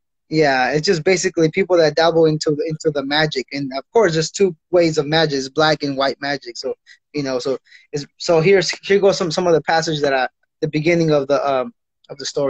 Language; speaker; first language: English; native; English